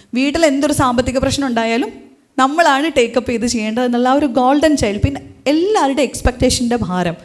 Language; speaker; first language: Malayalam; native; Malayalam